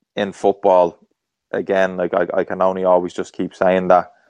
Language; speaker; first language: English; native; English